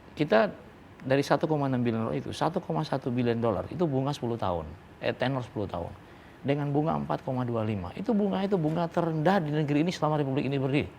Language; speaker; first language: Indonesian; native; Indonesian